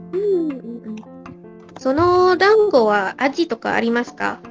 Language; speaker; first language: Japanese; non-native, learner; Malay